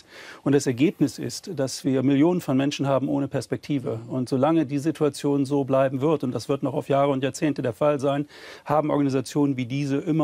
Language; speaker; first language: German; native; German